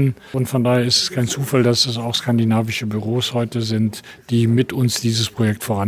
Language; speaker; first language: German; native; German